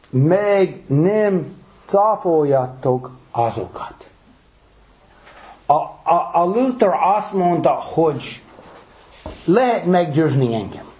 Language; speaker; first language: Hungarian; non-native, fluent; English